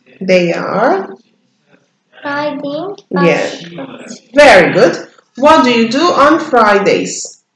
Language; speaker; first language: English; non-native, learner; Turkish